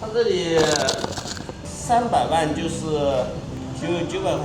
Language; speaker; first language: Chinese; native; Chinese